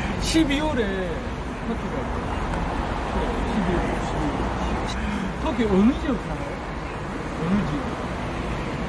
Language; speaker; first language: Korean; native; Korean